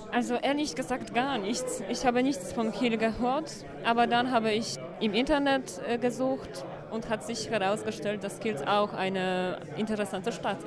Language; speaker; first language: German; non-native, fluent; Polish